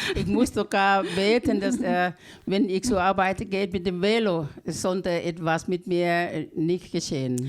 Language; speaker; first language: German; non-native, learner; Thai